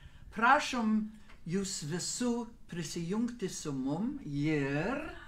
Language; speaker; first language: Lithuanian; early bilingual, heritage; Lithuanian